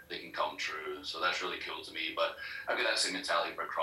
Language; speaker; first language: English; native; English